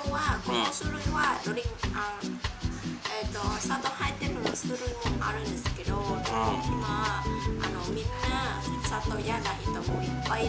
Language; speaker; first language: Japanese; non-native, learner; Vietnamese